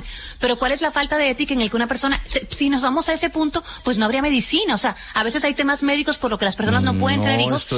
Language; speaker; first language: Spanish; native; Spanish